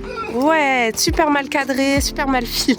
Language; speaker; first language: French; native; French